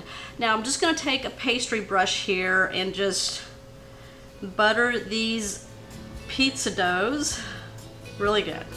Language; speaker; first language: English; native; English